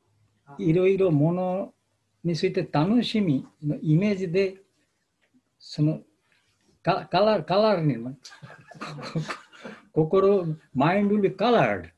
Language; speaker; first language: Japanese; non-native, fluent; Bangla